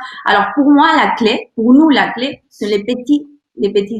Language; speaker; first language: French; non-native, learner; Spanish